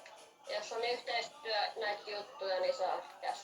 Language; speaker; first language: Finnish; native; Finnish